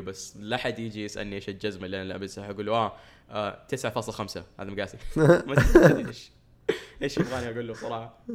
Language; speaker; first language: Arabic; native; Arabic